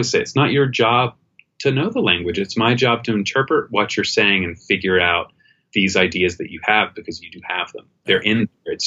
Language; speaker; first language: English; native; English